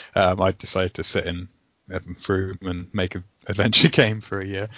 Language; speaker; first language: English; native; English